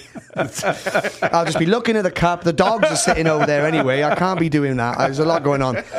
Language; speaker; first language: English; native; English